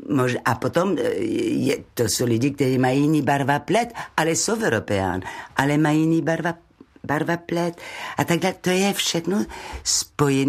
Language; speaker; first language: Czech; non-native, learner; French